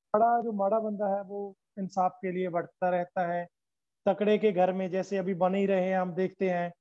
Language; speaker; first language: Hindi; native; Hindi